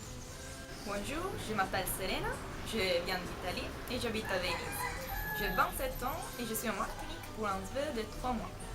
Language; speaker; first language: French; non-native, learner; Italian